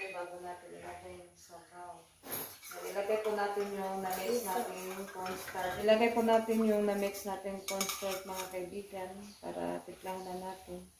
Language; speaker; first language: Filipino; non-native, local second language; Cebuano